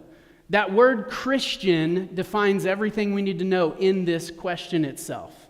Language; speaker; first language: English; native; English